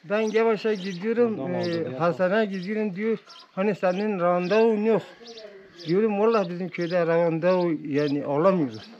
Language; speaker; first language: Turkish; non-native, local second language; Kurdish